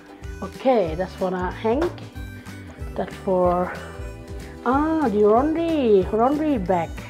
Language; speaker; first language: English; non-native, learner; Thai